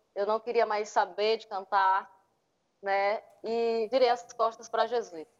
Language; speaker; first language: Portuguese; native; Portuguese